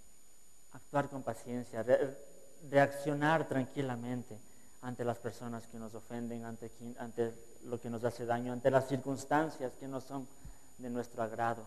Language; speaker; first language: Spanish; native; Spanish